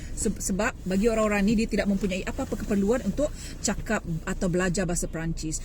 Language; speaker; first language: Malay; native; Malay